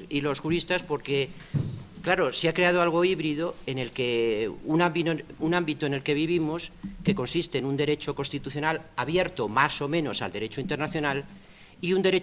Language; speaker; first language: Spanish; native; Spanish